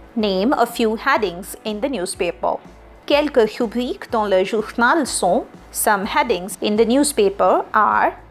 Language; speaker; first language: French; non-native, fluent; Hindi